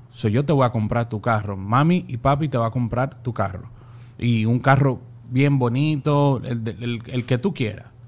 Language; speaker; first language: Spanish; native; Spanish